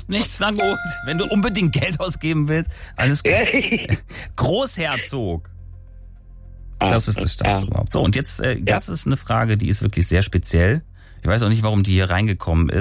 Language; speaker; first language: German; native; German